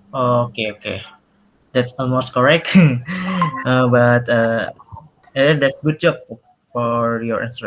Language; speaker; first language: English; non-native, local second language; Indonesian